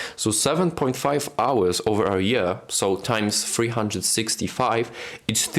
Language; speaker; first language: English; non-native, fluent; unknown